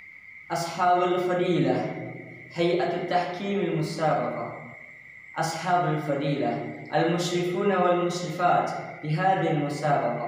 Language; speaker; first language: Arabic; non-native, learner; Indonesian